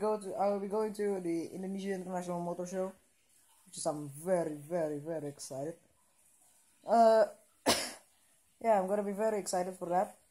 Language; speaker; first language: English; non-native, local second language; Indonesian